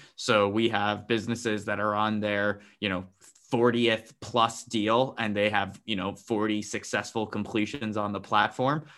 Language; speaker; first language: English; native; English